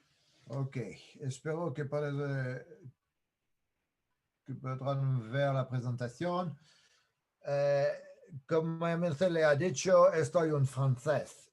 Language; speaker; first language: Spanish; non-native, fluent; French